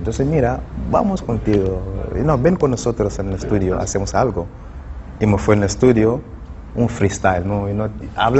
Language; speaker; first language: Spanish; non-native, fluent; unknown